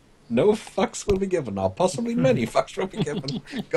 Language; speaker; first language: English; native; English